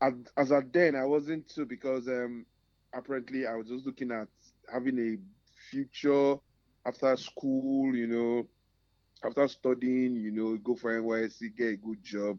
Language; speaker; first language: English; non-native, local second language; Yoruba